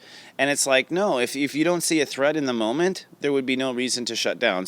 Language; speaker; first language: English; native; English